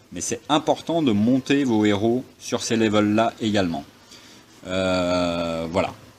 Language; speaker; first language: French; native; French